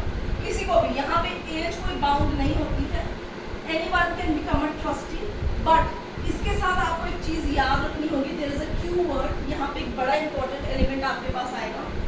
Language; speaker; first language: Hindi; native; Hindi